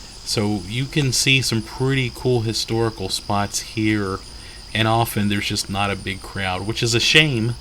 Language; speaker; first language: English; native; English